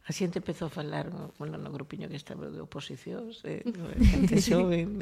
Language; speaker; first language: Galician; non-native, local second language; Spanish